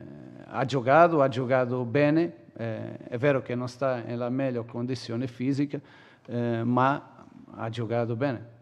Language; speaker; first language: Italian; non-native, fluent; Portuguese